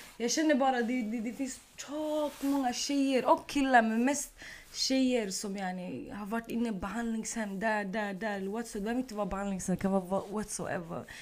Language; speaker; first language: Swedish; early bilingual, other home language; Arabic